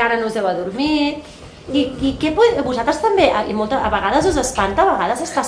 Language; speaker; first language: Catalan; native; Catalan